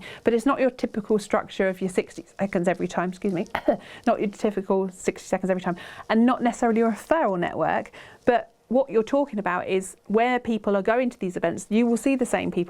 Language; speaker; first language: English; native; English